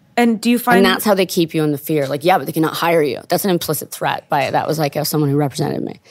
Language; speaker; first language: English; non-native, fluent; Italian